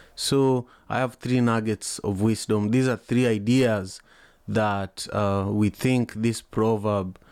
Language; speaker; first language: English; non-native, local second language; Luo (Kenya and Tanzania)